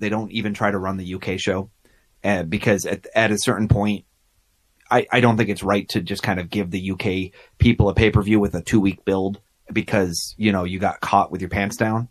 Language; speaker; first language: English; native; English